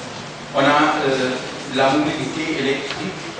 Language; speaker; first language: French; non-native, fluent; German